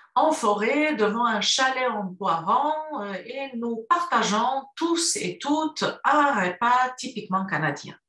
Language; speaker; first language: French; non-native, fluent; Romanian